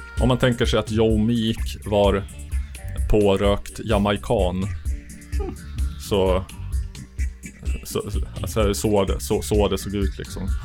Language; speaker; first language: Swedish; native; Swedish